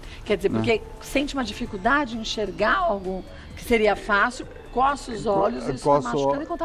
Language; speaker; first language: Portuguese; native; Portuguese